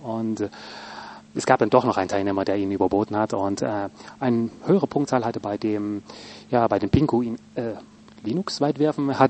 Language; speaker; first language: German; native; German